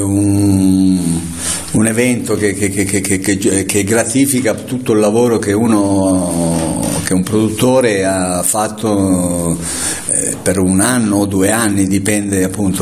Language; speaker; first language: Italian; native; Italian